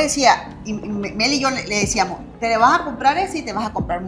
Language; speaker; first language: Spanish; native; Spanish